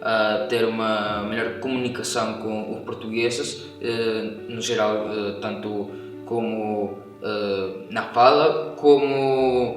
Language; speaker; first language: Portuguese; non-native, fluent; Spanish